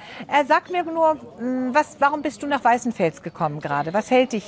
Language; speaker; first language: German; native; German